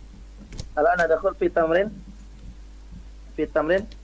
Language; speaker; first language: Arabic; non-native, fluent; Indonesian